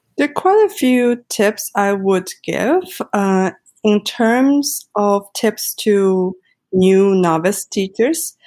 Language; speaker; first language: English; non-native, fluent; Chinese